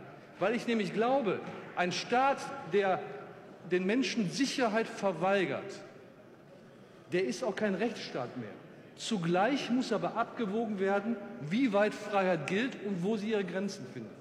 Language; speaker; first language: German; native; German